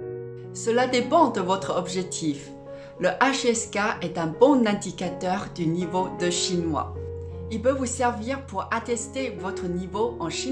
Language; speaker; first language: French; non-native, fluent; Chinese